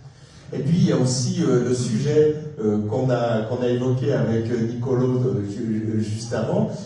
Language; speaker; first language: French; native; French